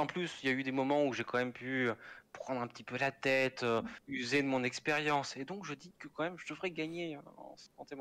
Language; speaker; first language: French; native; French